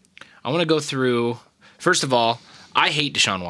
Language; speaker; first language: English; native; English